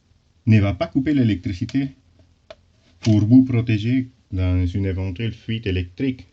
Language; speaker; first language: French; non-native, fluent; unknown